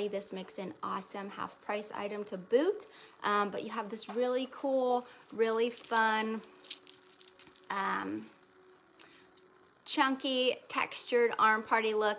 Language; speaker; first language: English; native; English